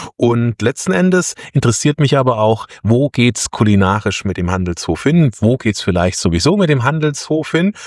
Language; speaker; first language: German; native; German